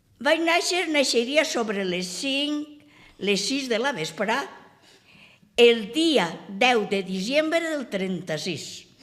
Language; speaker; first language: Catalan; native; Catalan